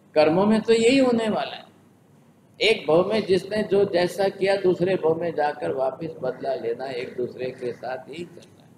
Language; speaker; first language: Hindi; non-native, local second language; Gujarati